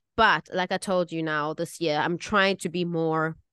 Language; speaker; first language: English; native; English